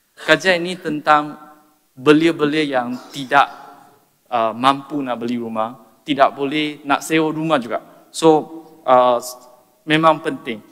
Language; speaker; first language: Malay; non-native, local second language; Chinese